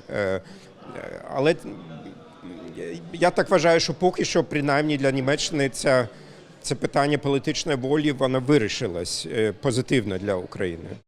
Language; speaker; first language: Ukrainian; non-native, fluent; German